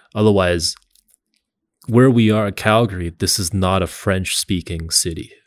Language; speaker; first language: English; early bilingual, other home language; Cantonese